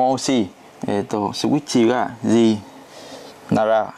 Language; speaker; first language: Japanese; non-native, learner; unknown